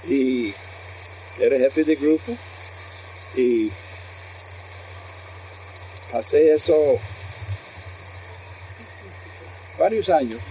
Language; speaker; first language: Spanish; non-native, fluent; English